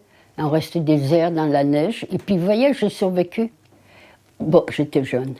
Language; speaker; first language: French; non-native, fluent; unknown